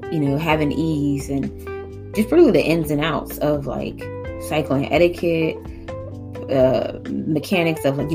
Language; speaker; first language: English; native; English